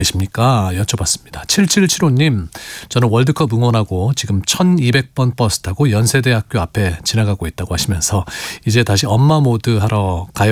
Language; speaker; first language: Korean; native; Korean